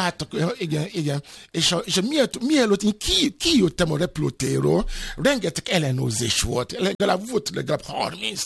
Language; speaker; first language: Hungarian; non-native, fluent; Yoruba